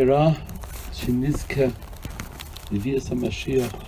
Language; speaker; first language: Hebrew; non-native, fluent; English